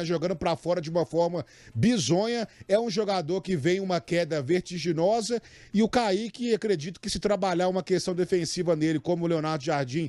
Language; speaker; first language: Portuguese; native; Portuguese